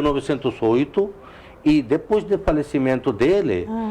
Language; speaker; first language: Portuguese; non-native, fluent; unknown